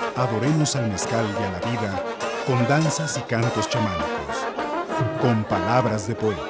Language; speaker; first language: Spanish; native; Spanish